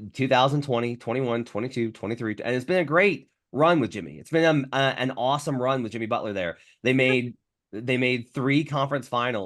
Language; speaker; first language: English; native; English